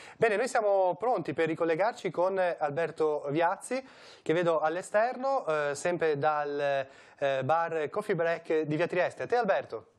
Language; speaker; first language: Italian; native; Italian